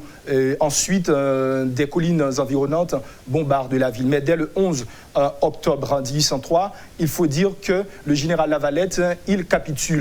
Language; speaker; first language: French; non-native, local second language; Haitian Creole